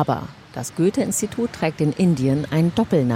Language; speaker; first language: German; native; German